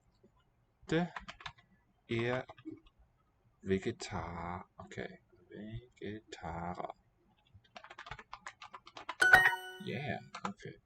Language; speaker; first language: Danish; non-native, learner; English